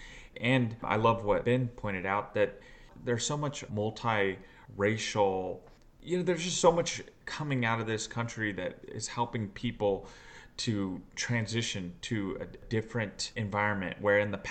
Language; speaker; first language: English; native; English